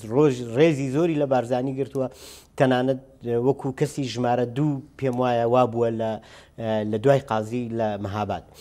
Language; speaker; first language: Central Kurdish; native; Central Kurdish